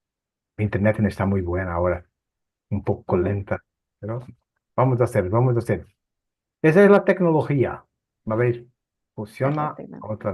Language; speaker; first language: Spanish; non-native, fluent; Portuguese